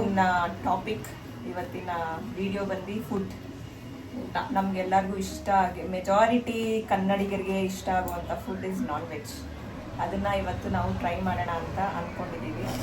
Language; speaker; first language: Kannada; non-native, local second language; Telugu